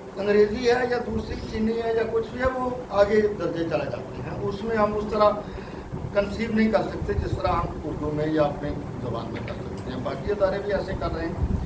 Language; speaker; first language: Urdu; non-native, local second language; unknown